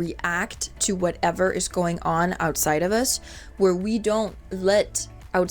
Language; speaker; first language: English; non-native, fluent; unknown